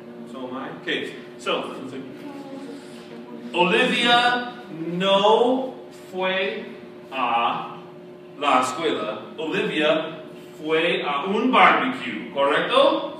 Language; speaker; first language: Spanish; non-native, fluent; English